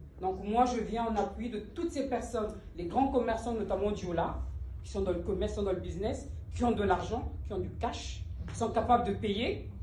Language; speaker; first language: French; early bilingual, other home language; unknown